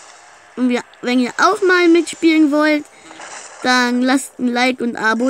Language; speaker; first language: German; native; German